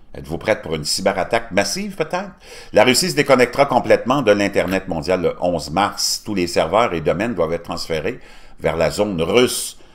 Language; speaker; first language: French; native; French